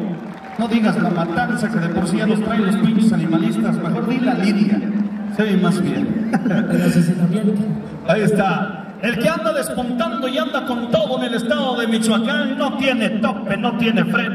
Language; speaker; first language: Spanish; native; Spanish